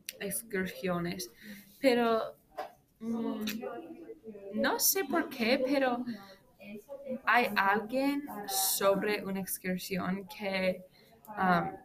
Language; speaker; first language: Spanish; non-native, learner; English